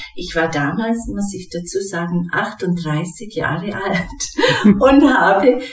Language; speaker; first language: German; non-native, fluent; English